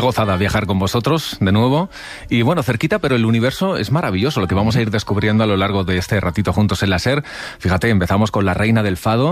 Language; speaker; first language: Spanish; native; Spanish